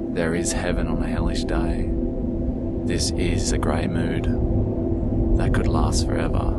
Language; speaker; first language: English; native; English